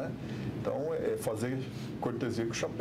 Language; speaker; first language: Portuguese; native; Portuguese